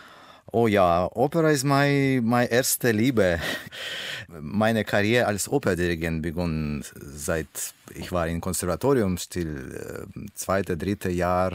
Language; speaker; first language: German; non-native, learner; Russian